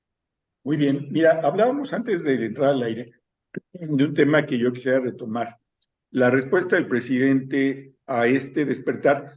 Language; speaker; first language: Spanish; native; Spanish